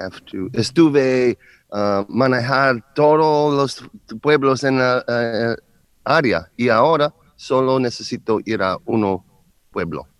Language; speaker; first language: Spanish; non-native, learner; English